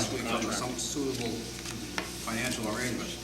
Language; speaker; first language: English; native; English